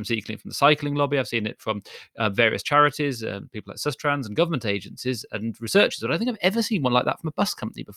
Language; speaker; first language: English; native; English